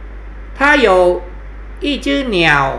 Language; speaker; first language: Chinese; non-native, fluent; Thai